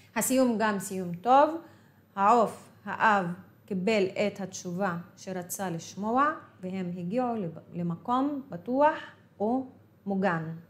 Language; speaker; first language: Hebrew; non-native, local second language; Arabic